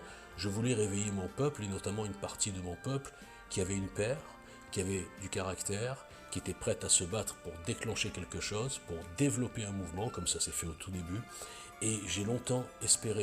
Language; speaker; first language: French; native; French